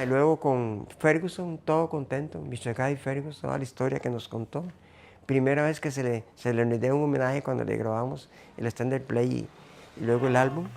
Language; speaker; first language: Spanish; native; Spanish